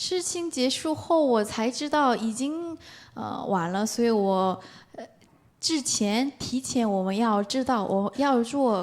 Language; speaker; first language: Chinese; non-native, learner; Korean